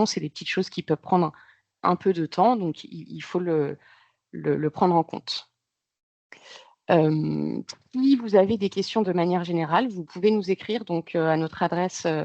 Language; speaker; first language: French; native; French